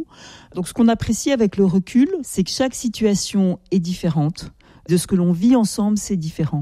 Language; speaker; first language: French; native; French